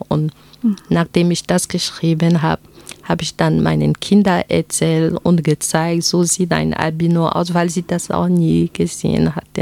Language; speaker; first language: German; non-native, fluent; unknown